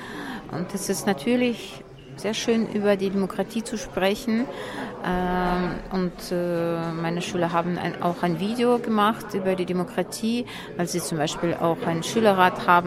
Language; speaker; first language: German; non-native, fluent; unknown